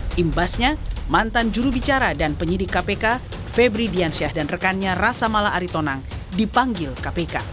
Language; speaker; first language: Indonesian; native; Indonesian